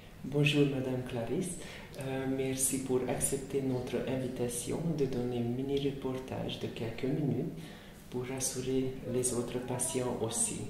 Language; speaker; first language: French; non-native, fluent; Hungarian